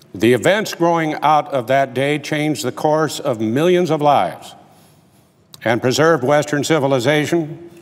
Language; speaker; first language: English; native; English